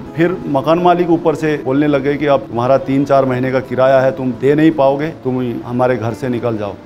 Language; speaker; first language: Hindi; early bilingual, other home language; Nepali